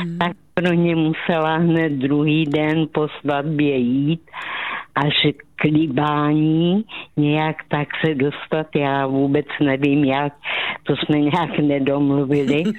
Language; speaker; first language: Czech; native; Czech